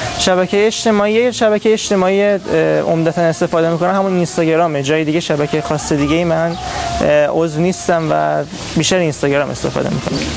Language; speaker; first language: Persian; non-native, local second language; Azerbaijani